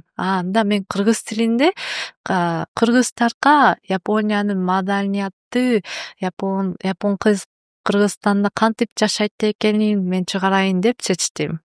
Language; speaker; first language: Kyrgyz; non-native, learner; Japanese